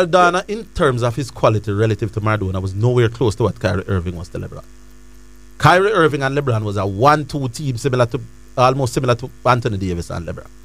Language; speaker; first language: English; native; English